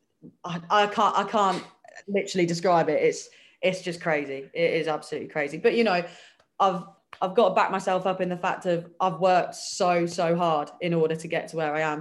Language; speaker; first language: English; native; English